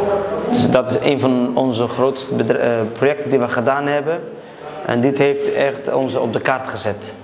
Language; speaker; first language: Dutch; early bilingual, other home language; Somali